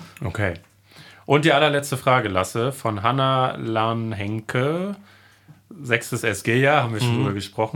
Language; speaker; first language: German; native; German